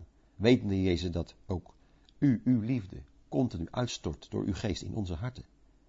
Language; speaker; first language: Dutch; native; Dutch